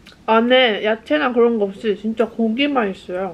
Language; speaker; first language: Korean; native; Korean